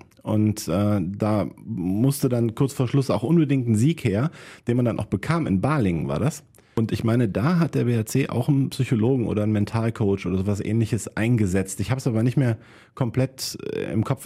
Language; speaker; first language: German; native; German